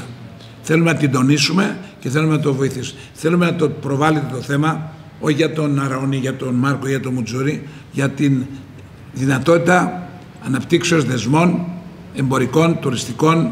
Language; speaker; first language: Greek; native; Greek